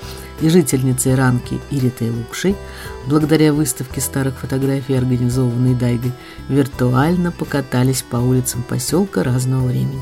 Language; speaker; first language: Russian; native; Russian